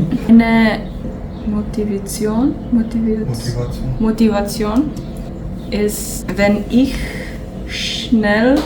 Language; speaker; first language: German; non-native, learner; Slovenian